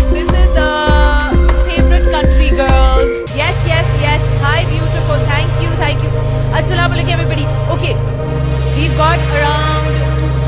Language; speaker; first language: English; non-native, local second language; Urdu